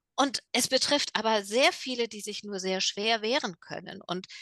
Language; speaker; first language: German; native; German